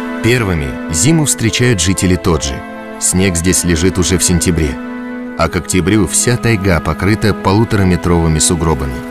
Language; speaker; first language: Russian; native; Russian